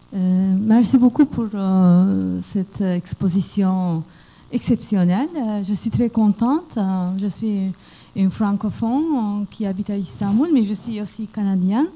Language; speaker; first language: French; non-native, fluent; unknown